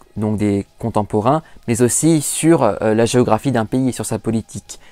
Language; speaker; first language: French; native; French